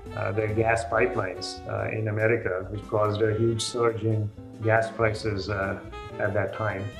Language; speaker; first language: English; non-native, local second language; Hindi